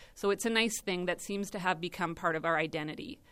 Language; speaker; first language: English; native; English